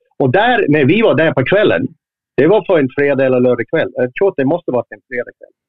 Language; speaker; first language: Swedish; non-native, fluent; English